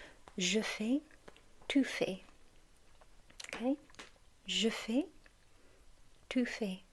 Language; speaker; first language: French; non-native, learner; English